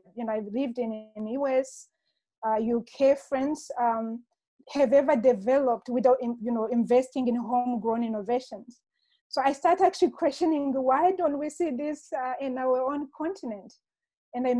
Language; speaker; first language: English; non-native, local second language; Kinyarwanda